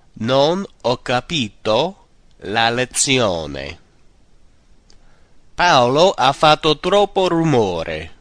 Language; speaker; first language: Italian; non-native, fluent; English